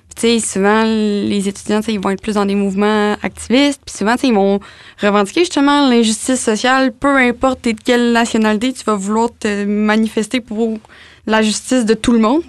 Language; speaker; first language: French; native; French